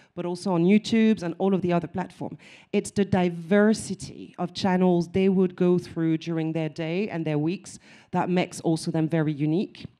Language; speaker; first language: English; non-native, fluent; French